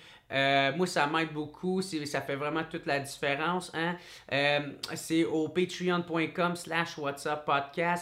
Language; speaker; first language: French; native; French